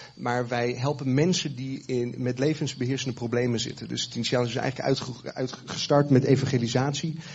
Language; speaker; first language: Dutch; early bilingual, heritage; Dutch